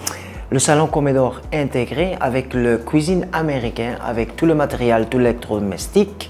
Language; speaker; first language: French; non-native, learner; Spanish